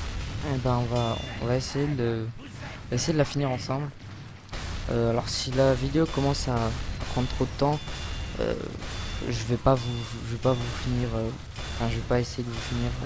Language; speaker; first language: French; native; French